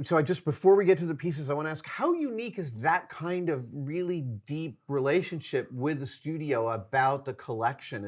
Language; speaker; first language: English; native; English